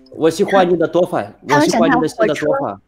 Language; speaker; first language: Chinese; non-native, learner; Russian